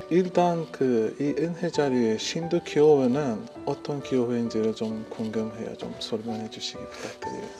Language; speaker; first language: Korean; non-native, fluent; Persian